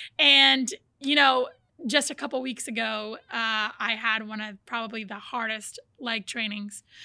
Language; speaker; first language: English; early bilingual, other home language; Portuguese